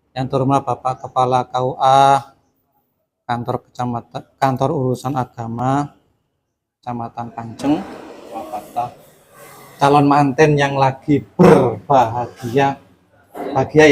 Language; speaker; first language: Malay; non-native, local second language; Javanese